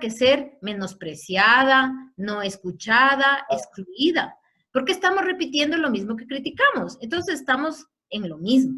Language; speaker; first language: Spanish; native; Spanish